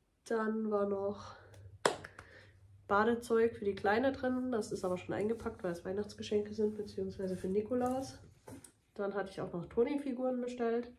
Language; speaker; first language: German; native; German